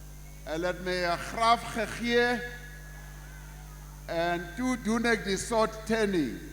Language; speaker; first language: Afrikaans; non-native, local second language; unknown